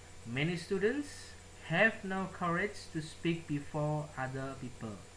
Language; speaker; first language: English; non-native, fluent; Indonesian